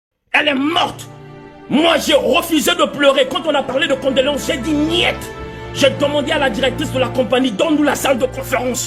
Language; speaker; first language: French; non-native, local second language; Lingala